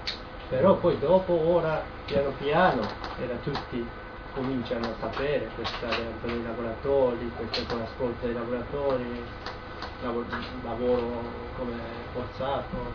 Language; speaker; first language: Italian; non-native, learner; Japanese